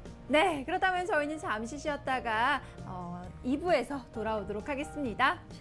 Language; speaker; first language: Korean; native; Korean